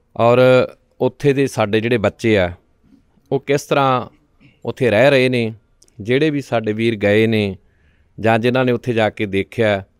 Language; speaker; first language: Punjabi; native; Punjabi